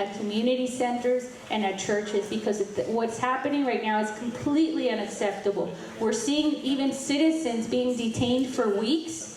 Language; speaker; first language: English; early bilingual, heritage; Spanish